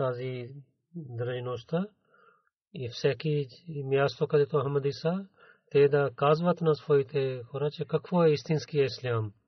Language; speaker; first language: Bulgarian; non-native, learner; Urdu